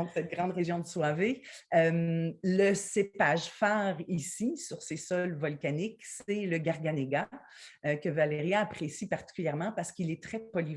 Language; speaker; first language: French; native; French